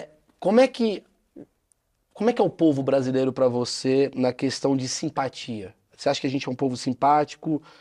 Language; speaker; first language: Portuguese; native; Portuguese